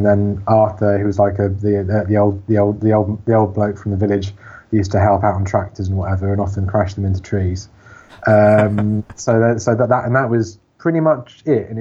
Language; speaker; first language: English; native; English